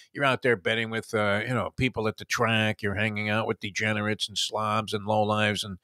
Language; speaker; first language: English; native; English